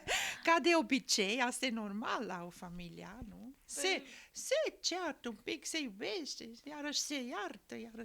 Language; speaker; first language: Romanian; non-native, fluent; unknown